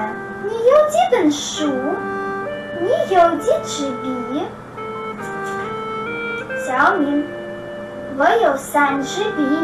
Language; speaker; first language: Chinese; non-native, learner; Russian